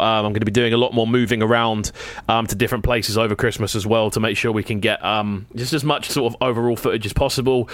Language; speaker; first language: English; native; English